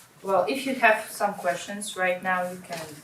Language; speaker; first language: English; non-native, learner; Russian